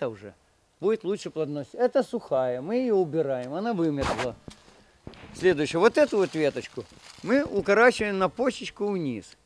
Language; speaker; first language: Russian; non-native, local second language; Ukrainian